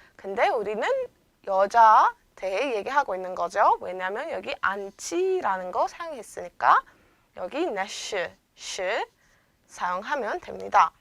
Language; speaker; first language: Korean; non-native, fluent; Amharic